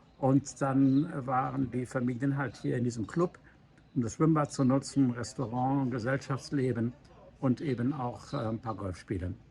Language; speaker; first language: German; native; German